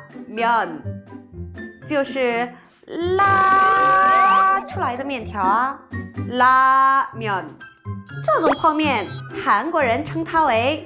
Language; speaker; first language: Chinese; non-native, fluent; Korean